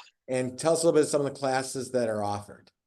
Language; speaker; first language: English; native; English